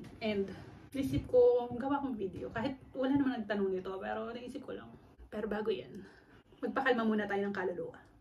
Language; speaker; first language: Filipino; native; Filipino